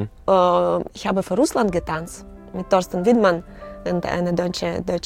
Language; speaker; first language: German; non-native, learner; Russian